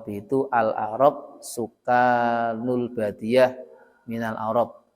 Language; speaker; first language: Arabic; non-native, fluent; Javanese